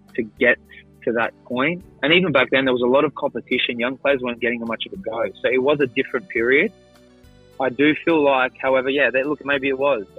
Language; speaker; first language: English; non-native, local second language; Greek